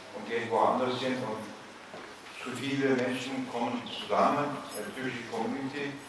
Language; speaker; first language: German; non-native, fluent; Turkish